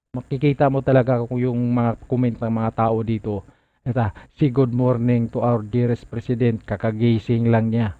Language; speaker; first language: Filipino; non-native, local second language; Cebuano